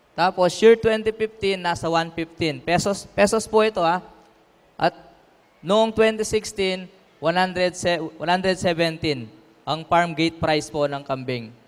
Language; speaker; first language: Filipino; native; Filipino